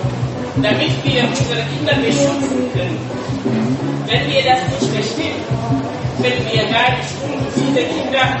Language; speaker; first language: German; non-native, fluent; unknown